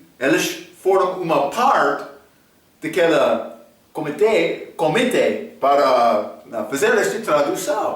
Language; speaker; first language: Portuguese; non-native, fluent; English